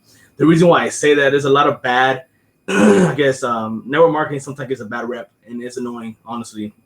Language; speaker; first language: English; native; English